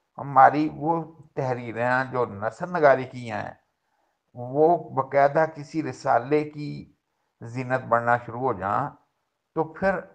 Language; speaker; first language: Urdu; non-native, local second language; Haryanvi